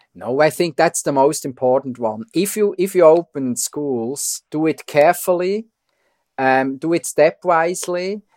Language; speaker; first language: English; non-native, fluent; German